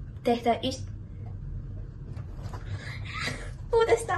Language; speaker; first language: Finnish; non-native, learner; Korean